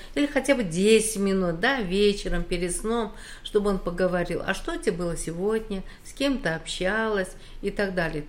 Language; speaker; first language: Russian; native; Russian